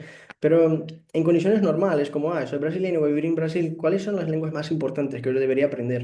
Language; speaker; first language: Spanish; non-native, fluent; Portuguese